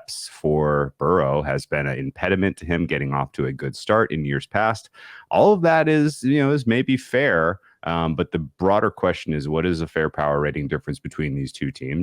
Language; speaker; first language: English; native; English